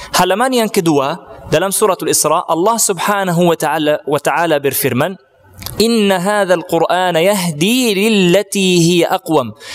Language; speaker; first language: Malay; non-native, fluent; Arabic